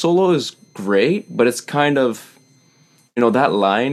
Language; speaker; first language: English; native; English